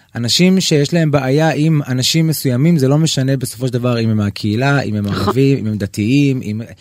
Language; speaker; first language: Hebrew; native; Hebrew